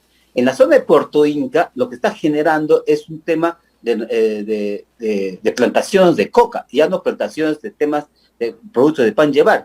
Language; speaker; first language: Spanish; native; Spanish